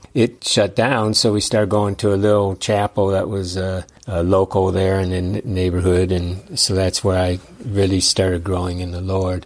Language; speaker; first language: English; native; English